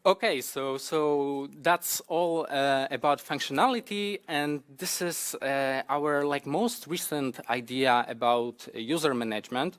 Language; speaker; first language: English; non-native, fluent; Polish